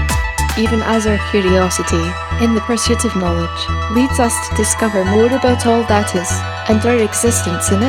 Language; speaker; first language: English; native; English